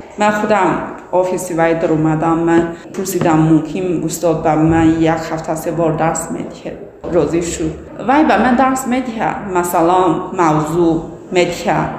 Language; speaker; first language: Persian; non-native, learner; Chinese